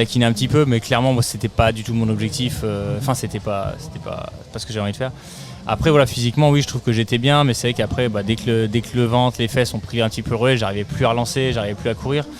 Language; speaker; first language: French; native; French